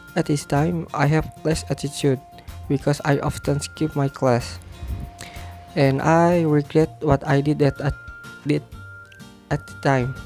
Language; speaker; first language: English; non-native, learner; Indonesian